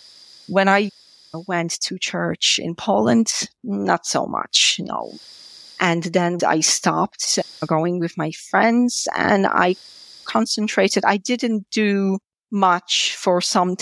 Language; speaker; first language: English; non-native, fluent; Polish